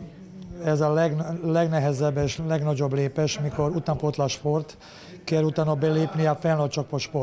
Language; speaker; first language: Hungarian; non-native, learner; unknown